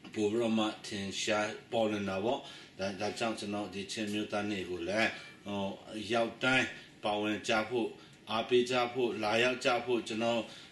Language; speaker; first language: Burmese; non-native, local second language; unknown